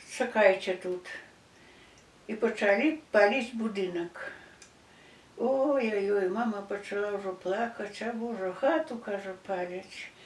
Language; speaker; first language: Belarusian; native; Belarusian